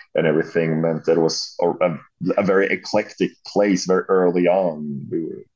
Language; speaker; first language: English; non-native, fluent; Swedish